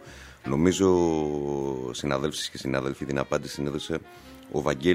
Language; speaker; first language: Greek; native; Greek